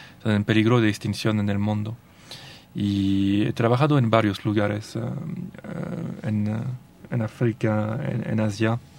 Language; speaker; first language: Spanish; non-native, fluent; French